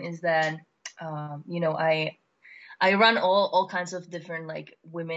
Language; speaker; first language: English; non-native, fluent; Czech